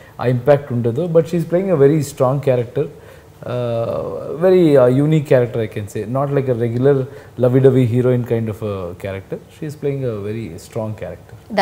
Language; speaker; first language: Telugu; non-native, fluent; Kannada